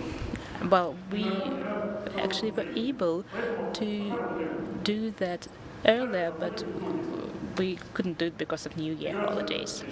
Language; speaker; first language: English; non-native, fluent; Russian